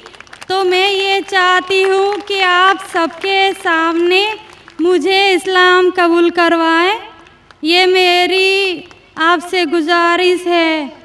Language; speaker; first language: Hindi; non-native, local second language; Marathi